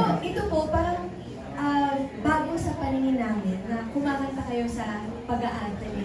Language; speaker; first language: Filipino; native; Filipino